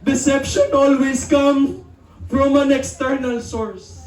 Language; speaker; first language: English; non-native, local second language; Filipino